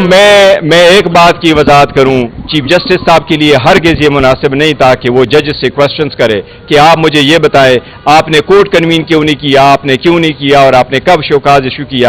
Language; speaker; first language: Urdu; non-native, local second language; Pashto